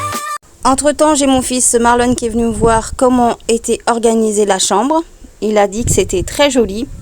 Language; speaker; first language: French; native; French